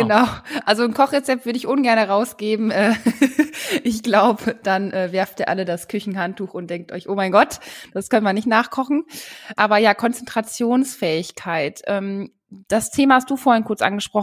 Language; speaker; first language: German; native; German